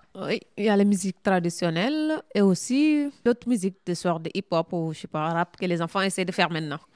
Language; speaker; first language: French; non-native, local second language; Fula